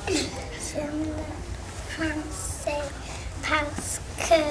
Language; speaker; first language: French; non-native, learner; English